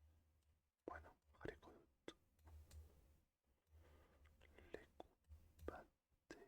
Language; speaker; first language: Basque; non-native, learner; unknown